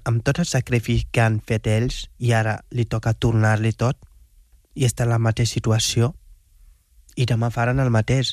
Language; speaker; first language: Catalan; non-native, fluent; Wolof